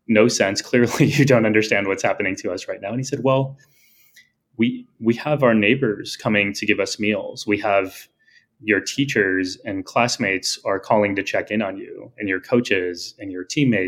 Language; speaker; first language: English; native; English